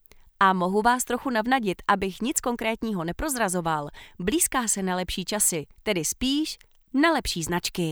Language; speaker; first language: Czech; native; Czech